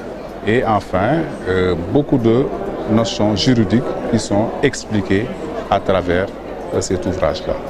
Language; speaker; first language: French; non-native, local second language; Wolof